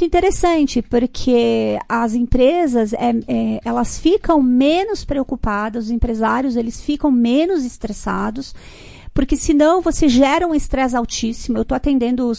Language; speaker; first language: Portuguese; native; Portuguese